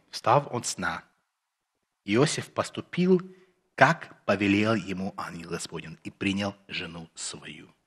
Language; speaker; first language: Russian; early bilingual, heritage; Russian